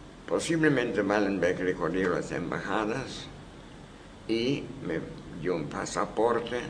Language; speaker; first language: Spanish; non-native, fluent; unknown